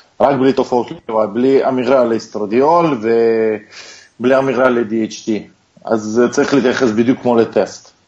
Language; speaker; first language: Hebrew; non-native, fluent; Russian